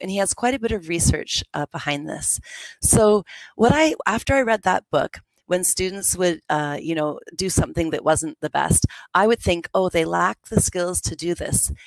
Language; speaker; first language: English; native; English